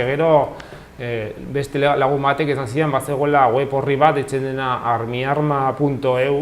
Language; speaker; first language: Basque; non-native, local second language; Spanish